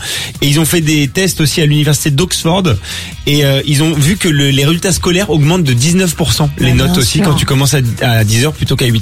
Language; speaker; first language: French; native; French